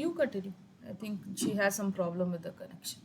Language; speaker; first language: English; non-native, local second language; Tamil